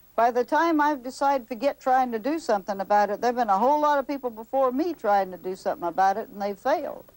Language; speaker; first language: English; native; English